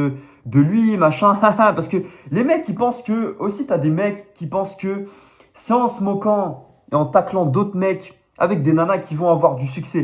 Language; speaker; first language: French; native; French